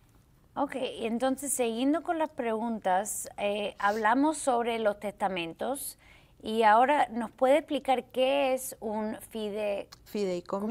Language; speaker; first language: Spanish; early bilingual, heritage; Spanish